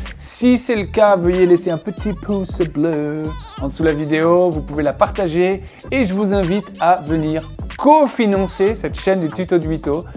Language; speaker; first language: French; native; French